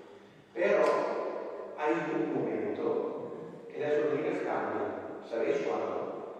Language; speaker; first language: Spanish; non-native, fluent; Italian